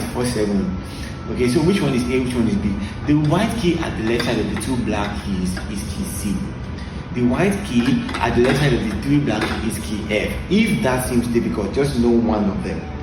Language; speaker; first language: English; non-native, local second language; Yoruba